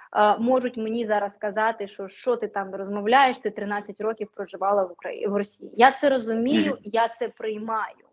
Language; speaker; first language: Ukrainian; non-native, local second language; Russian